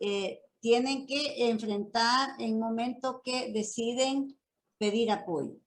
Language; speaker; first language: Spanish; native; Spanish